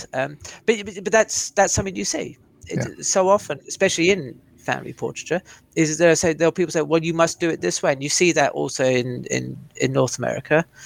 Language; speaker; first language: English; native; English